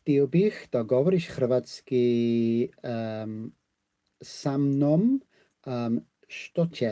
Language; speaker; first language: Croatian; non-native, learner; English